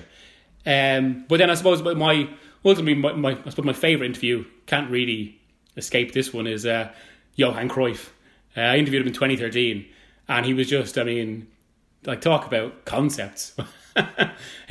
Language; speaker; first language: English; native; English